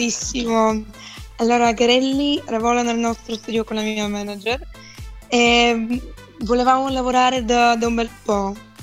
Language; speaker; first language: Italian; non-native, fluent; Bulgarian